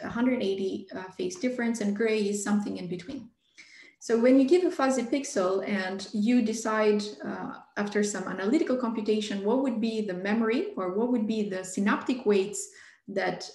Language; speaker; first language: English; non-native, fluent; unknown